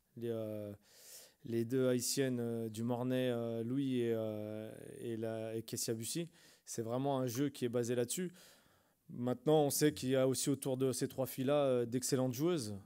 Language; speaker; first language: French; native; French